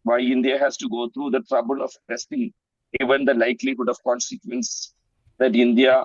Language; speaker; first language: English; non-native, local second language; Malayalam